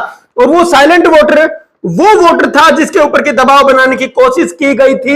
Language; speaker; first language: Hindi; native; Hindi